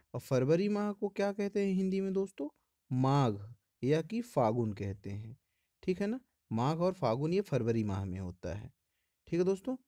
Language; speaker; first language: Hindi; native; Hindi